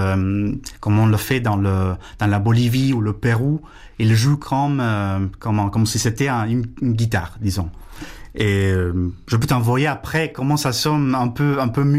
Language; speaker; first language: French; non-native, fluent; Spanish